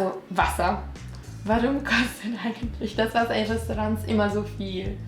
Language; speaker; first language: German; non-native, fluent; Italian